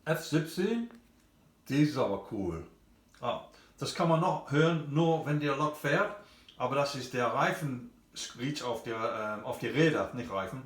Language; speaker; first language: German; non-native, fluent; English